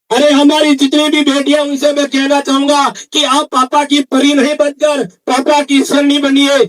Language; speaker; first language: Hindi; non-native, local second language; Kannada